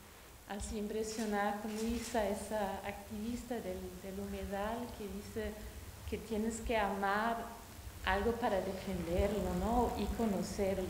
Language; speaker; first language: Spanish; non-native, fluent; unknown